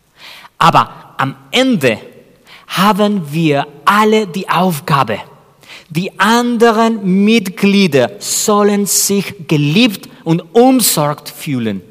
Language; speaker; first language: German; non-native, fluent; Spanish